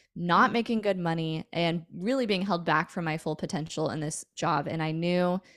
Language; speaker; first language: English; native; English